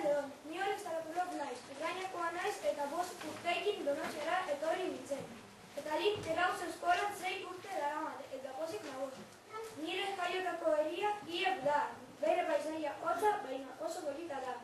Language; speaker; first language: Basque; early bilingual, other home language; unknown